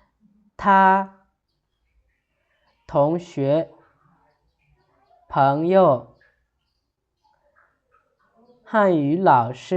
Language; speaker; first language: Chinese; non-native, fluent; Lao